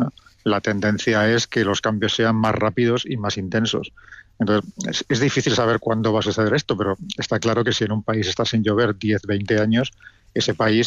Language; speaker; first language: Spanish; native; Spanish